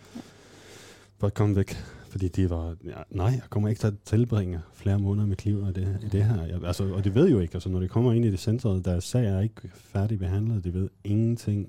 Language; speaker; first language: Danish; non-native, fluent; Arabic